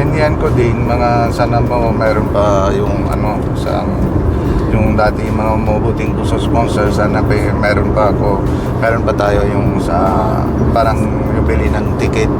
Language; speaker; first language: Filipino; non-native, learner; Punjabi